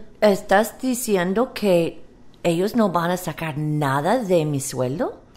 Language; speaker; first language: Spanish; non-native, learner; English